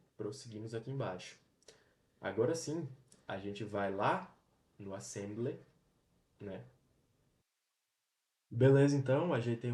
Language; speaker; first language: Portuguese; native; Portuguese